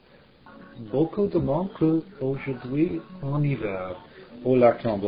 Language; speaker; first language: French; non-native, learner; English